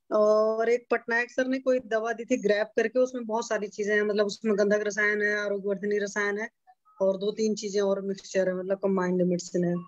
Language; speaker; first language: Hindi; native; Hindi